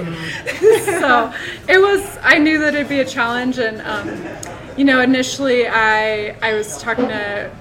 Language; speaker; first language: English; native; English